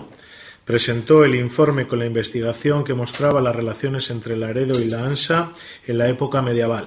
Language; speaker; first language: Spanish; native; Spanish